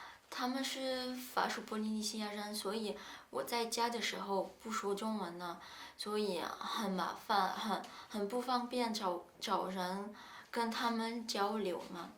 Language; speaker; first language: Chinese; non-native, fluent; French